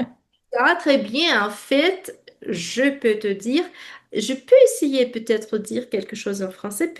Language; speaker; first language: French; non-native, fluent; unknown